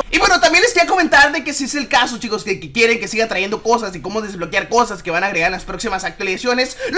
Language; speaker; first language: Spanish; native; Spanish